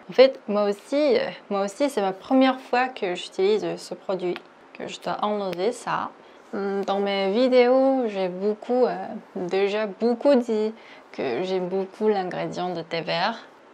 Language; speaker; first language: French; non-native, fluent; Korean